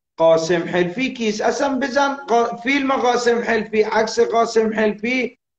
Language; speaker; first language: Persian; non-native, local second language; Arabic